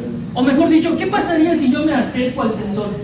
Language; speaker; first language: Spanish; native; Spanish